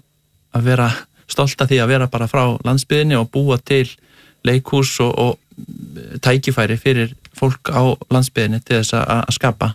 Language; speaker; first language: Icelandic; native; Icelandic